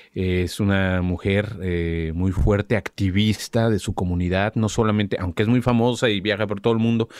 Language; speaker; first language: Spanish; native; Spanish